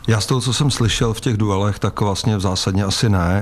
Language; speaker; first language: Czech; native; Czech